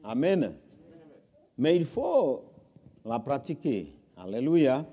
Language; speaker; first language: French; non-native, fluent; Portuguese